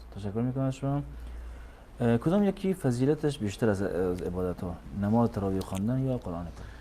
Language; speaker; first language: Persian; native; Persian